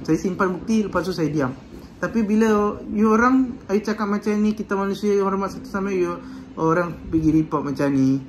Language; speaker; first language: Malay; non-native, local second language; Tamil